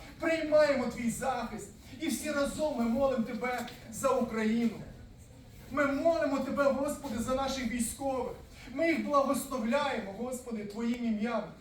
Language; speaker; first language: Ukrainian; native; Ukrainian